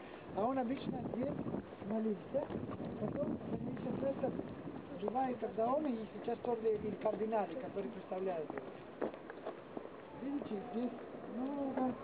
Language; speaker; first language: Russian; non-native, learner; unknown